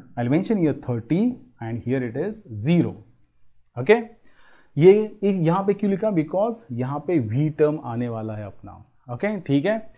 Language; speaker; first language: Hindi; non-native, local second language; Marathi